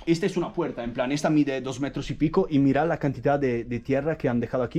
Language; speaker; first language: Spanish; non-native, fluent; Italian